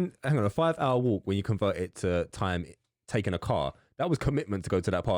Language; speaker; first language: English; native; English